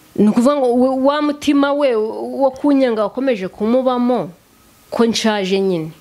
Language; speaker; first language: Kinyarwanda; native; Kinyarwanda